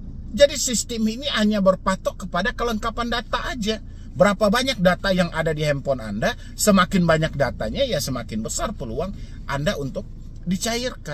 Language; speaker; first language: Indonesian; native; Indonesian